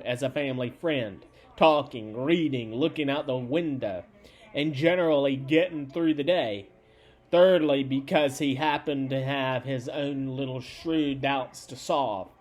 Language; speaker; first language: English; native; English